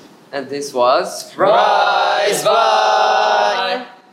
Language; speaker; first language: English; non-native, learner; Japanese